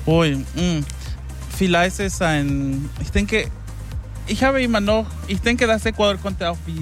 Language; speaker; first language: German; non-native, fluent; Spanish